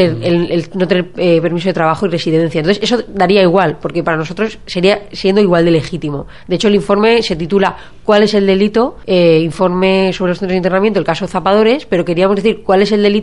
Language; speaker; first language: Spanish; native; Spanish